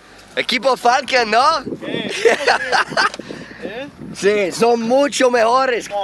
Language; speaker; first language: Spanish; non-native, learner; English